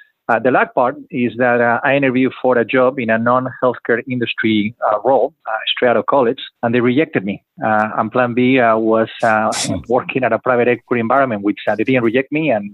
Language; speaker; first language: English; non-native, fluent; Spanish